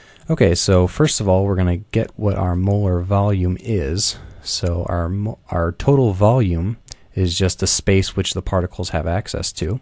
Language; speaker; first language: English; native; English